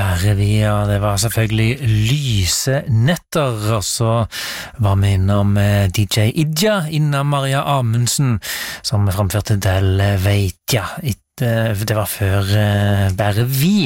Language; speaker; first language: Norwegian; native; Norwegian